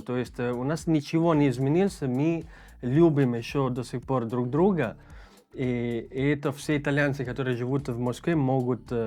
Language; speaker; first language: Russian; non-native, learner; Italian